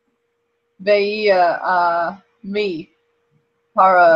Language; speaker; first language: Spanish; non-native, learner; English